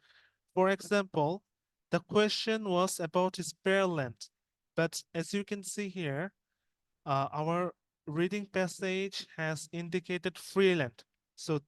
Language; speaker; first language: English; non-native, fluent; Bangla